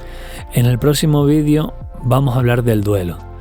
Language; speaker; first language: Spanish; native; Spanish